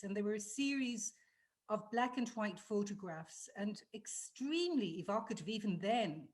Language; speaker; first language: English; native; English